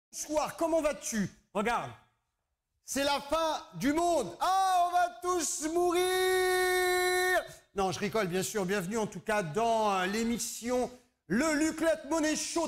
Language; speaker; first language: French; native; French